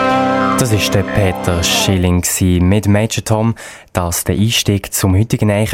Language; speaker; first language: German; native; German